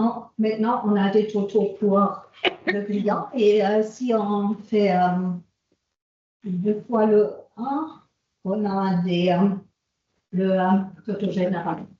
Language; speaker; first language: French; non-native, fluent; German